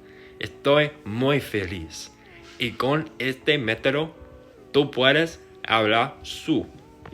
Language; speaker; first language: Spanish; non-native, learner; English